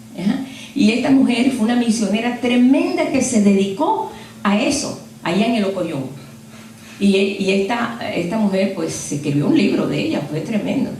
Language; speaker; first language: Spanish; native; Spanish